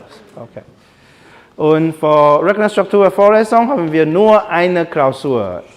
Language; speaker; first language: German; non-native, learner; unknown